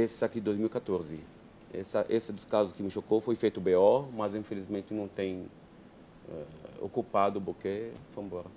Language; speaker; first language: Portuguese; non-native, fluent; Arabic